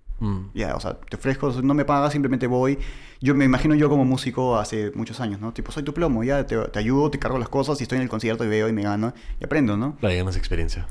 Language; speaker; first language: Spanish; native; Spanish